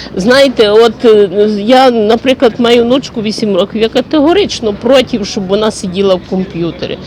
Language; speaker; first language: Ukrainian; native; Ukrainian